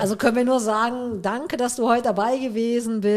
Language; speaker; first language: German; native; German